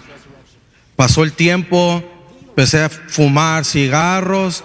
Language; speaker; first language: Spanish; early bilingual, heritage; Spanish